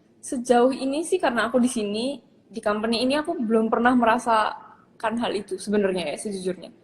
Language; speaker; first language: Indonesian; native; Indonesian